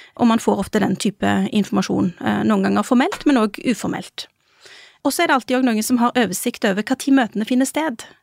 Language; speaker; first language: Norwegian; early bilingual, other home language; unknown